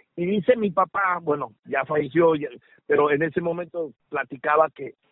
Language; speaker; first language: Spanish; early bilingual, heritage; Spanish